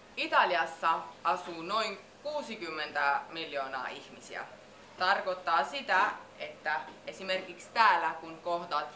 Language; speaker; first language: Finnish; non-native, fluent; Italian